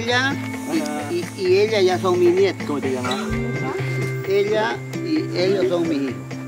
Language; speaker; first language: Spanish; non-native, local second language; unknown